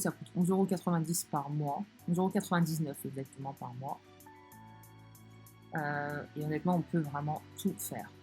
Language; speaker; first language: French; native; French